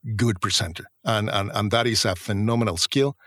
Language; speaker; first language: English; non-native, fluent; Spanish